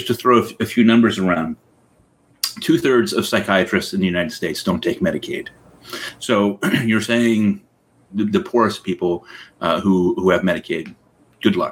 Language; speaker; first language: English; native; English